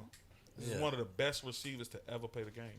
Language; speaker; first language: English; native; English